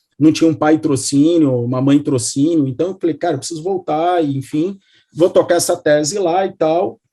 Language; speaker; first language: Portuguese; native; Portuguese